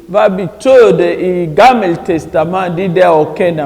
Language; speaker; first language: Danish; non-native, learner; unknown